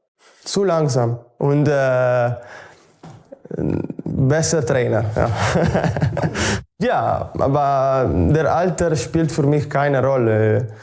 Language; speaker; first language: German; non-native, learner; Italian